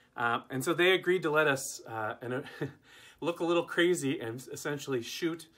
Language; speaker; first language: English; native; English